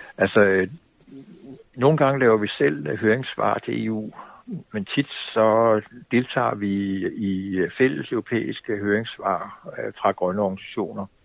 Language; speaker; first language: Danish; native; Danish